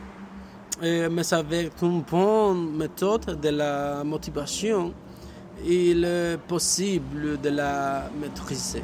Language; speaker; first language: French; non-native, learner; Spanish